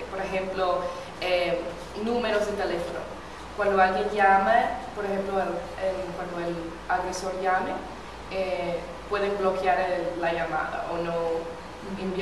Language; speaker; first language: Spanish; non-native, fluent; English